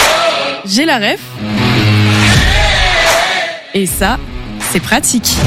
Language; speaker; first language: French; native; French